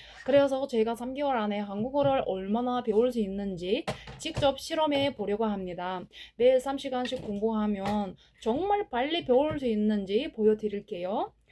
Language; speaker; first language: Korean; non-native, learner; Kazakh